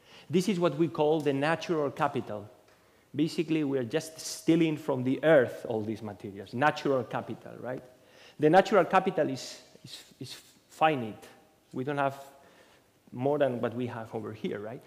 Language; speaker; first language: English; non-native, fluent; Spanish